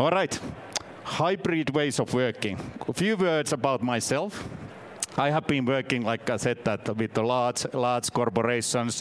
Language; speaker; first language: English; non-native, fluent; Finnish